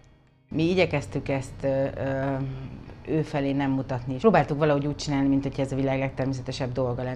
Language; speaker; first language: Hungarian; native; Hungarian